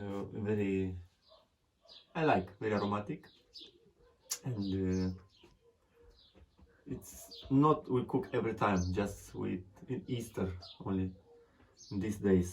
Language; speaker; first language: English; non-native, learner; Romanian